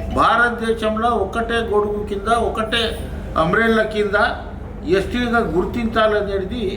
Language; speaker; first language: Telugu; non-native, local second language; Lambadi